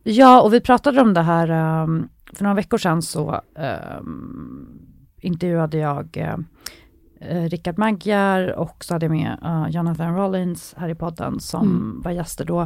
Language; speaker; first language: Swedish; native; Swedish